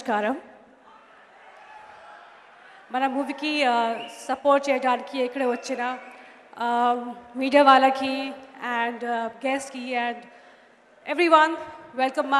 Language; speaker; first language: Telugu; non-native, learner; Hindi